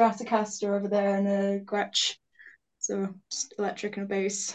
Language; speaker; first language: English; native; English